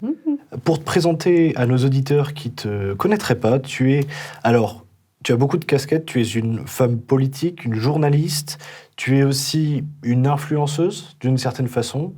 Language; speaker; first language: French; native; French